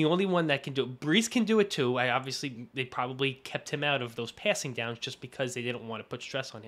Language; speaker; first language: English; native; English